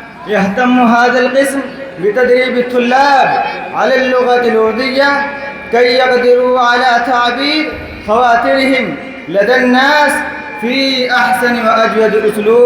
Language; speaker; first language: Arabic; non-native, learner; Urdu